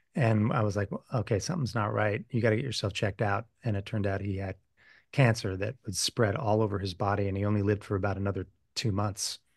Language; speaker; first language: English; native; English